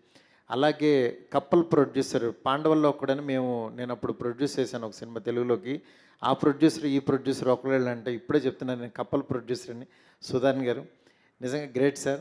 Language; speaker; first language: Telugu; native; Telugu